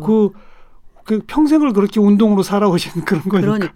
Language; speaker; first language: Korean; native; Korean